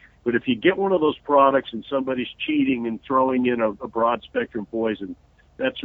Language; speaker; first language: English; native; English